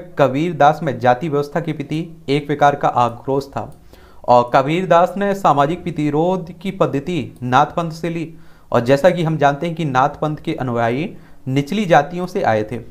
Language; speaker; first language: Hindi; native; Hindi